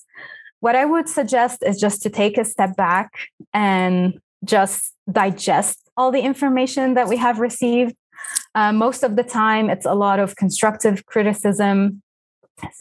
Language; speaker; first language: English; non-native, fluent; Arabic